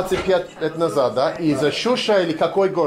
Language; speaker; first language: Russian; non-native, learner; English